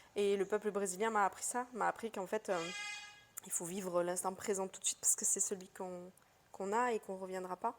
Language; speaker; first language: French; early bilingual, other home language; Portuguese